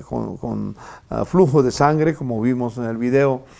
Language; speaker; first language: Spanish; native; Spanish